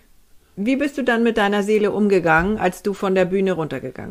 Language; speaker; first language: German; native; German